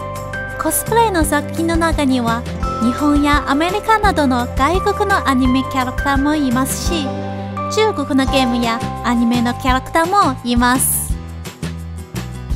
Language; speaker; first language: Japanese; non-native, fluent; Chinese